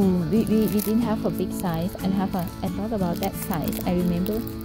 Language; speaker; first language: English; non-native, learner; Thai